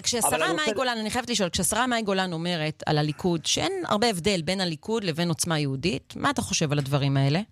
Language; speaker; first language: Hebrew; native; Hebrew